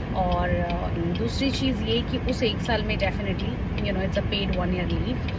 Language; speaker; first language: Hindi; native; Hindi